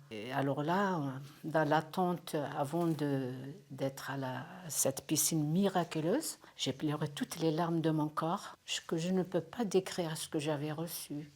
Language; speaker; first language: French; non-native, local second language; Kabyle